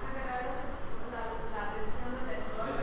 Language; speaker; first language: Spanish; early bilingual, heritage; English